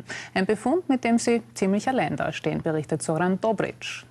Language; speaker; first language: German; native; German